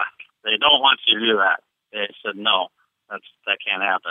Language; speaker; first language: English; native; English